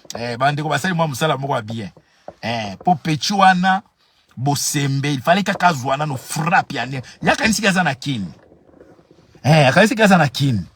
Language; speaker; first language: Lingala; native; Lingala